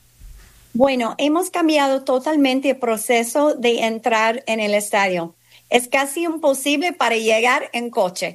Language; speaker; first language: Spanish; non-native, fluent; English